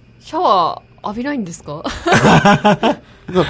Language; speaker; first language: Korean; non-native, learner; Japanese